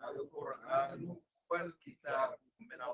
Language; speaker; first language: Arabic; non-native, learner; English